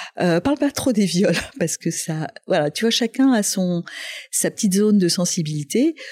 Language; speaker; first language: French; non-native, local second language; Arabic